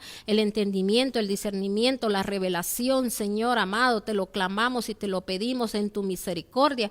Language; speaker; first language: Spanish; native; Spanish